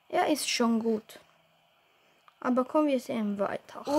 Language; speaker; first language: German; non-native, learner; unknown